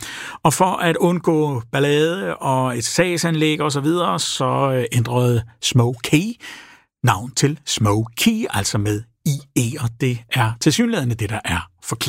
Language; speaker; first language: Danish; native; Danish